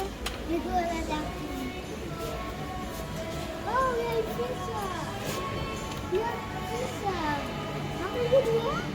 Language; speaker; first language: Dutch; early bilingual, other home language; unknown